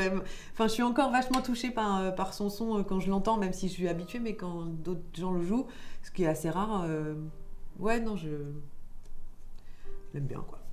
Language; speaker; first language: French; native; French